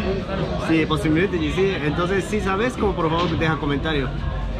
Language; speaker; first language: Spanish; non-native, learner; Japanese